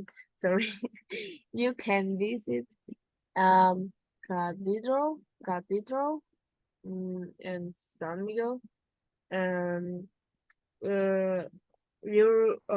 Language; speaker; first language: English; non-native, learner; Spanish